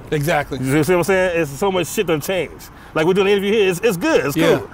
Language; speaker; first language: English; native; English